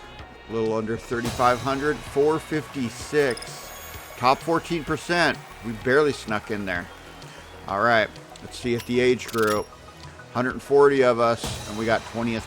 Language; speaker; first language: English; native; English